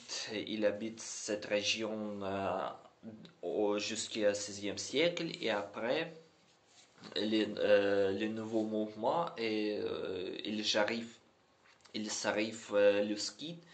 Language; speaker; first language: French; non-native, learner; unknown